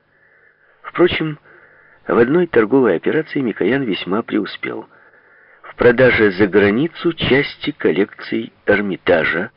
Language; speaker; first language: Russian; native; Russian